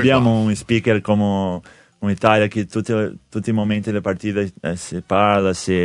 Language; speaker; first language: Italian; non-native, learner; Portuguese